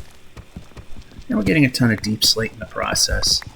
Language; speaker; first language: English; native; English